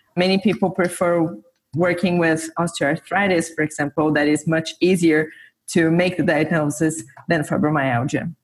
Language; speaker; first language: English; non-native, fluent; Portuguese